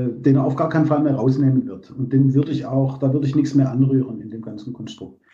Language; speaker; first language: German; native; German